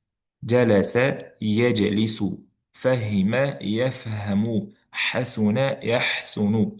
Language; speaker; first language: Arabic; non-native, fluent; Uzbek